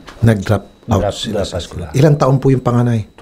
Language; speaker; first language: Filipino; native; Filipino